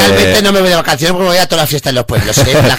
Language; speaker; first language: Spanish; native; Spanish